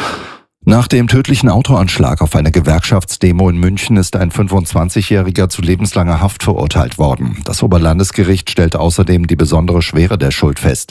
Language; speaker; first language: German; native; German